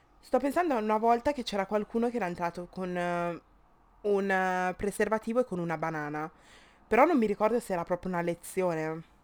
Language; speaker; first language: Italian; early bilingual, other home language; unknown